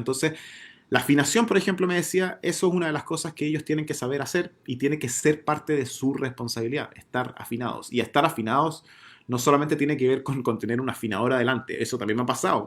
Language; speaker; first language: Spanish; native; Spanish